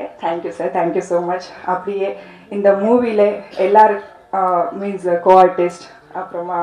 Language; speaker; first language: Tamil; non-native, learner; Kannada